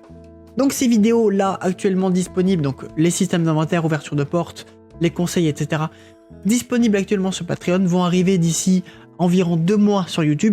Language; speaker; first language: French; native; French